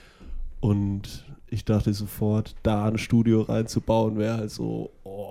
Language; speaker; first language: German; native; German